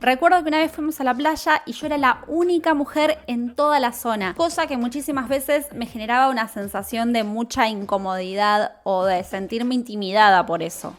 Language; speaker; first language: Spanish; native; Spanish